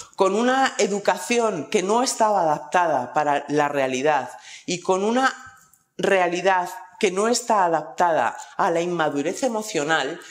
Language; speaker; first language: Spanish; native; Spanish